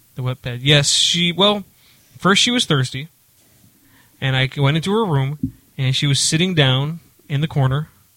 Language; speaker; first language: English; native; English